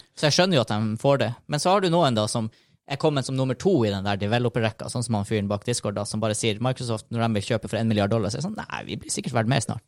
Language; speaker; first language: Norwegian; native; Norwegian